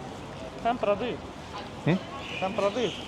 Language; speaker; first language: Russian; non-native, local second language; Uzbek